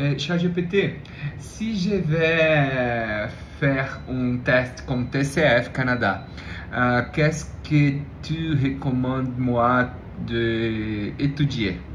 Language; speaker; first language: French; non-native, learner; Portuguese